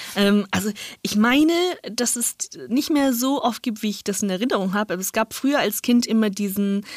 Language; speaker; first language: German; non-native, fluent; Chinese